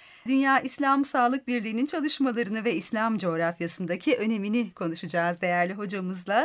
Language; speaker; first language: Turkish; native; Turkish